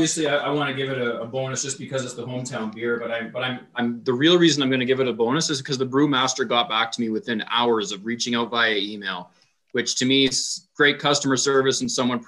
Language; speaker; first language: English; native; English